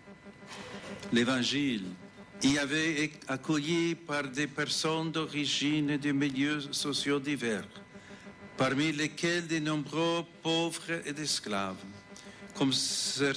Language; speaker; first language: French; non-native, fluent; English